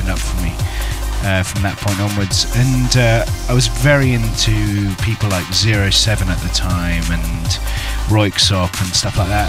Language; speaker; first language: English; native; English